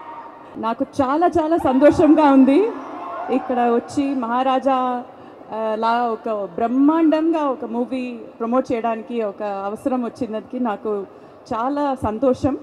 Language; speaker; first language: Telugu; non-native, learner; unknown